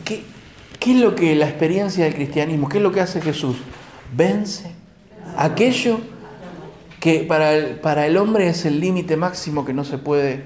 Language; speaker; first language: Spanish; native; Spanish